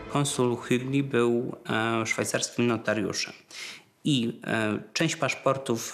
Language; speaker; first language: Polish; native; Polish